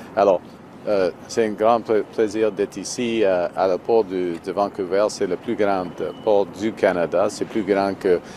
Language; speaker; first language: French; non-native, fluent; English